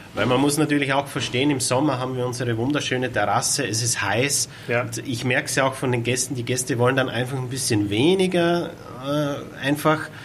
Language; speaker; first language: German; native; German